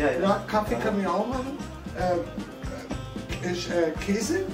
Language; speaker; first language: German; non-native, local second language; Turkish